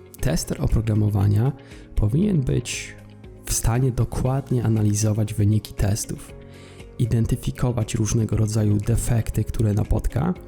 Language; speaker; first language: Polish; native; Polish